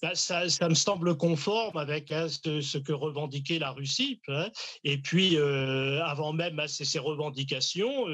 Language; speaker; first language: French; native; French